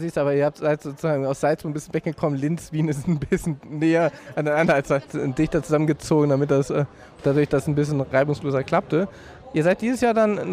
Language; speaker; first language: German; native; German